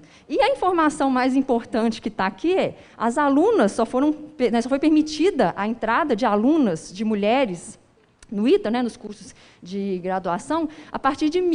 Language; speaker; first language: Portuguese; native; Portuguese